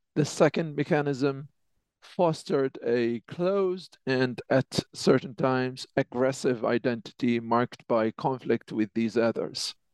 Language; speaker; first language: English; non-native, fluent; Arabic